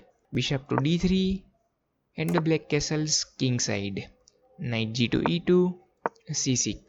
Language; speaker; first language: English; non-native, fluent; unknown